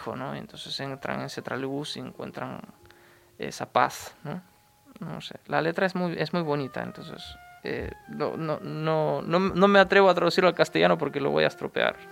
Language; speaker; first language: Spanish; native; Spanish